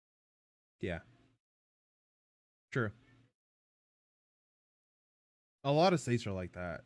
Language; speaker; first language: English; native; English